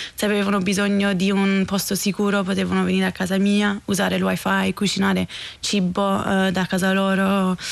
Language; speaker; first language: Italian; non-native, fluent; English